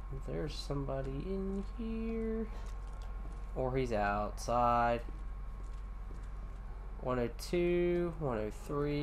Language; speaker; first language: English; native; English